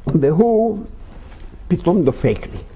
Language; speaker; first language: Hebrew; non-native, fluent; Yiddish